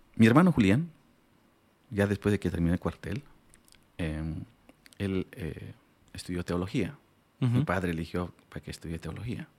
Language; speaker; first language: Spanish; non-native, local second language; Aymara